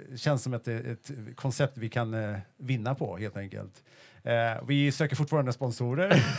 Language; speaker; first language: Swedish; early bilingual, heritage; Swedish